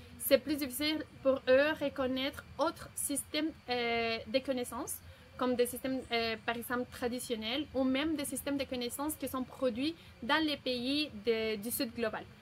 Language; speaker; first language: French; non-native, fluent; Spanish